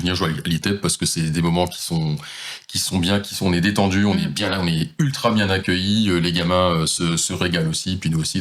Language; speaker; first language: French; native; French